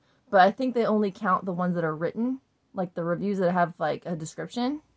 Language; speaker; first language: English; native; English